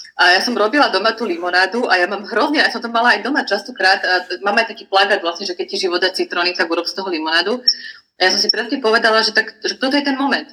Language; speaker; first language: Slovak; non-native, fluent; Croatian